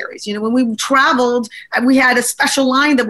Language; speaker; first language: English; native; English